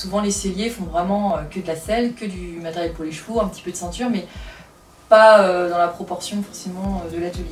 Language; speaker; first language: French; native; French